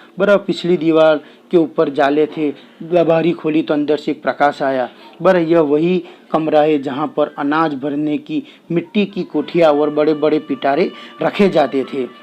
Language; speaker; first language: Hindi; non-native, local second language; Gujarati